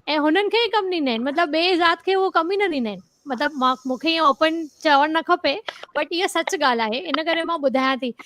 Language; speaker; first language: Sindhi; early bilingual, heritage; Sindhi